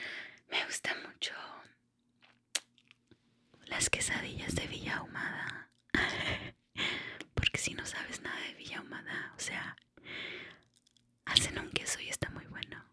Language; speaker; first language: Spanish; early bilingual, heritage; Spanish